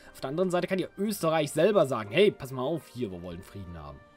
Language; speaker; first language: German; native; German